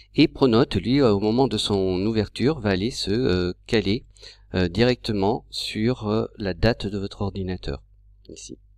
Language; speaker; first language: French; native; French